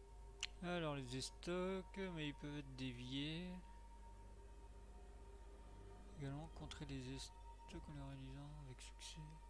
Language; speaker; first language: French; native; French